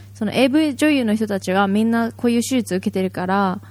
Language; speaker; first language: Japanese; native; Japanese